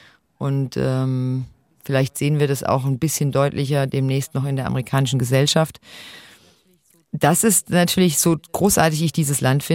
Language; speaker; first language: German; native; German